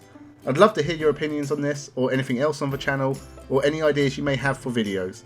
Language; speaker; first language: English; native; English